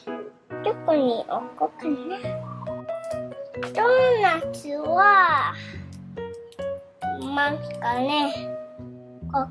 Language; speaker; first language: Japanese; early bilingual, heritage; Japanese